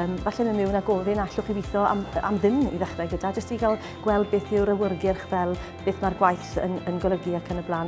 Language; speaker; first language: Welsh; native; Welsh